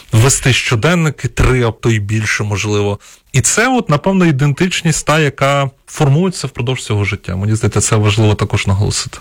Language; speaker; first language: Ukrainian; non-native, local second language; Russian